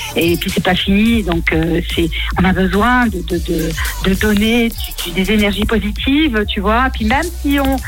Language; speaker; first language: French; native; French